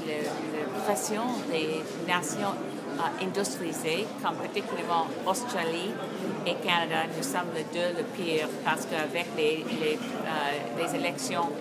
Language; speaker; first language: French; non-native, learner; English